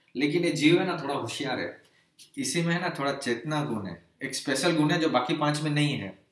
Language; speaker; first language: Hindi; non-native, local second language; Gujarati